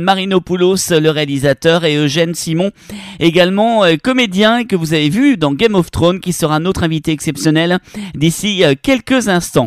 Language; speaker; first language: French; native; French